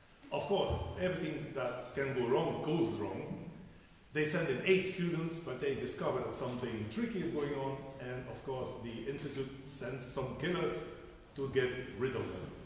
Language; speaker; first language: English; non-native, fluent; Dutch